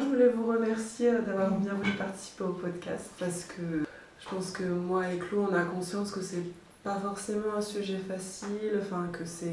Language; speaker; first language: French; native; French